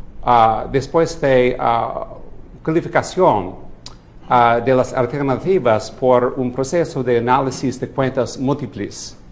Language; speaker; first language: Spanish; non-native, fluent; English